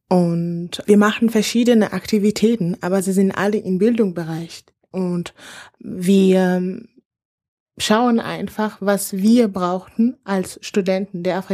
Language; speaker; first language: German; non-native, fluent; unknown